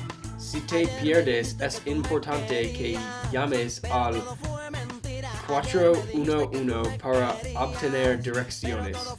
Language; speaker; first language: Spanish; non-native, learner; English